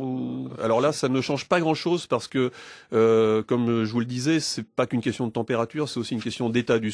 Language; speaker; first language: French; native; French